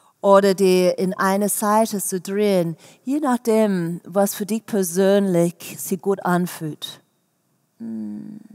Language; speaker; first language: German; non-native, fluent; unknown